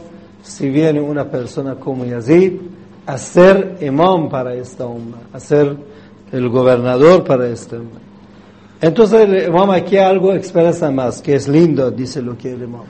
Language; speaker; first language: Spanish; non-native, fluent; Persian